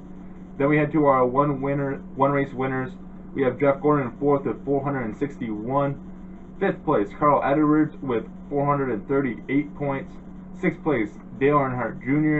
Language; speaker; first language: English; native; English